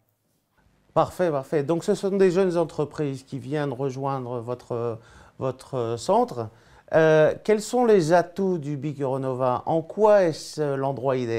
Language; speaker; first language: French; native; French